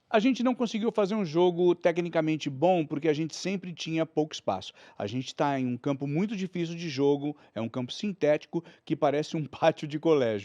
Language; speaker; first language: Portuguese; native; Portuguese